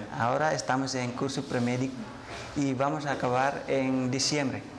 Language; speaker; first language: Spanish; non-native, learner; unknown